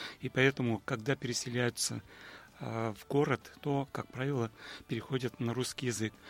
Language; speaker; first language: Russian; non-native, local second language; Udmurt